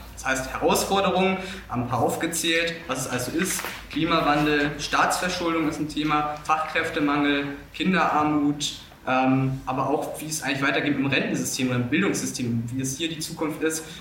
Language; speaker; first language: German; native; German